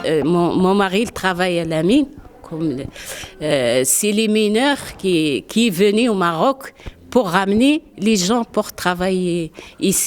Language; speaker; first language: French; non-native, learner; Arabic